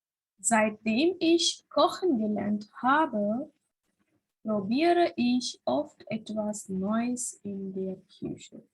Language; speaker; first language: German; non-native, fluent; Hindi